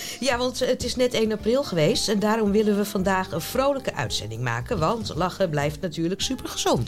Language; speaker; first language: Dutch; native; Dutch